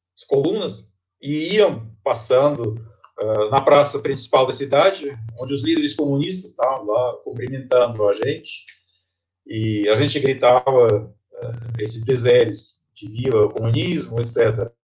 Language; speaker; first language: Portuguese; non-native, fluent; Russian